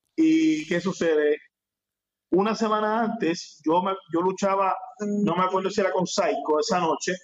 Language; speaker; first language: Spanish; native; Spanish